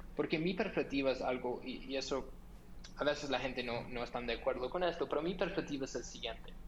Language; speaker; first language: Spanish; non-native, fluent; English